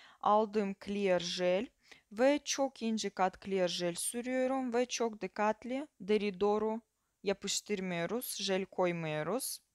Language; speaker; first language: Turkish; non-native, fluent; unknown